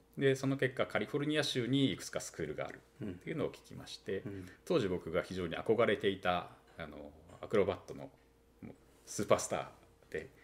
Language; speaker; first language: Japanese; native; Japanese